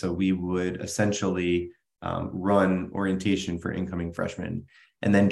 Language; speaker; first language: English; native; English